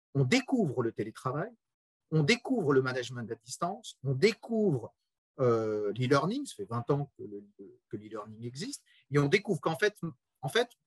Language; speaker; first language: French; native; French